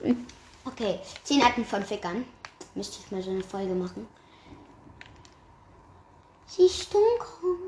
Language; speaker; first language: German; native; German